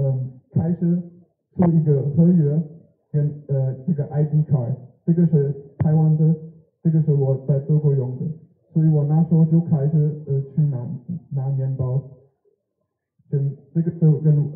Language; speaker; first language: Chinese; non-native, learner; German